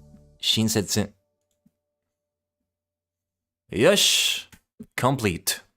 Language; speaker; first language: Japanese; non-native, learner; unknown